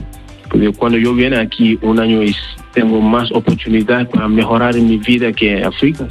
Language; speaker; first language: Spanish; non-native, learner; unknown